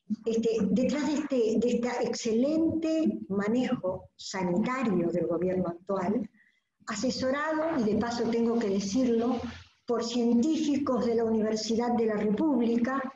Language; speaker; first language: Spanish; native; Spanish